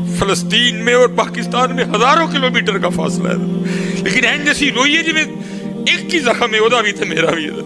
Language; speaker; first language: Urdu; non-native, local second language; Punjabi